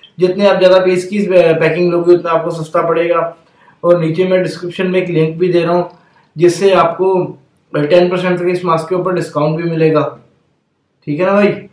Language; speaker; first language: Hindi; non-native, local second language; Punjabi